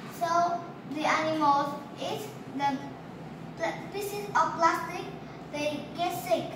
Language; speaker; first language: English; non-native, learner; Vietnamese